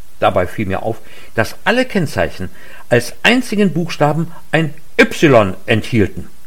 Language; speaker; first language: German; native; German